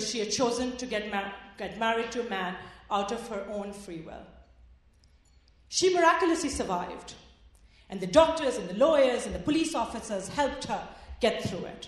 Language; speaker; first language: English; non-native, local second language; Urdu